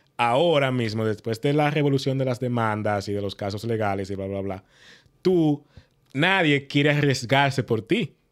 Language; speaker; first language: Spanish; native; Spanish